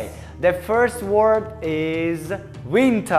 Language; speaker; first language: English; non-native, learner; Tajik